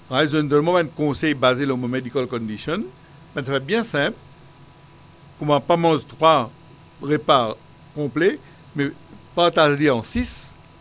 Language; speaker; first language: French; non-native, local second language; Morisyen